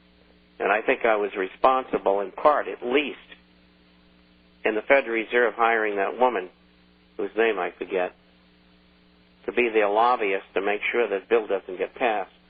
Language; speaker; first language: English; native; English